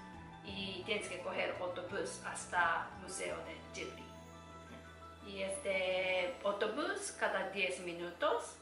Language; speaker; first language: Spanish; non-native, learner; Japanese